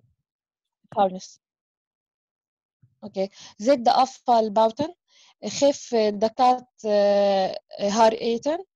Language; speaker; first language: Dutch; non-native, learner; Arabic